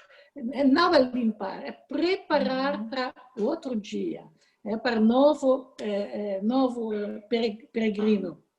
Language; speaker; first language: Portuguese; non-native, fluent; Dutch